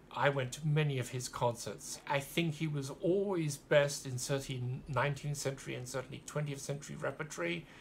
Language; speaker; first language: English; native; English